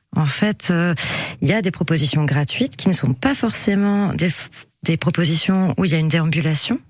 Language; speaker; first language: French; native; French